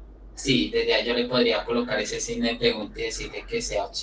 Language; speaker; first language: Spanish; native; Spanish